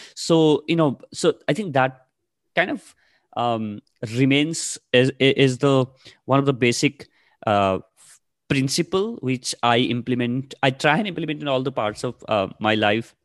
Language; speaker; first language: English; non-native, local second language; Nepali